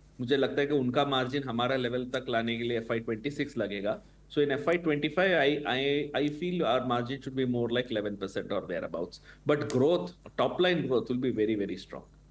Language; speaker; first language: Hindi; non-native, local second language; Tamil